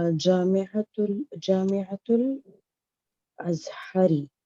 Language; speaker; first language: Arabic; non-native, learner; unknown